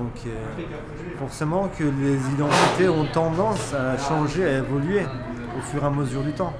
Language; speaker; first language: French; early bilingual, other home language; Persian